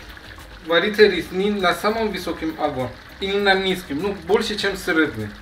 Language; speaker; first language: Russian; non-native, learner; Persian